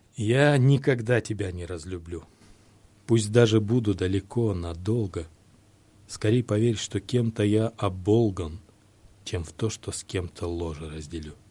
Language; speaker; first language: Kyrgyz; non-native, local second language; Uzbek